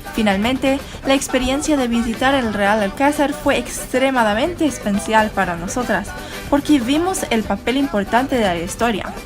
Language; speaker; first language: Spanish; non-native, learner; English